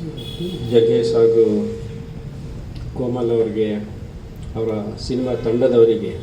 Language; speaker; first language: Kannada; native; Kannada